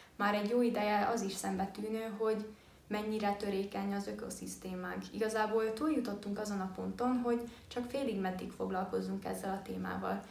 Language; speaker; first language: Hungarian; early bilingual, heritage; Hungarian